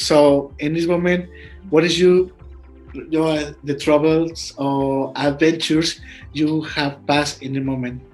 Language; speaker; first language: English; non-native, learner; Spanish